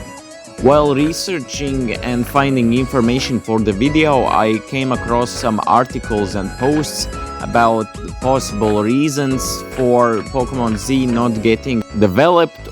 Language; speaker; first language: English; non-native, fluent; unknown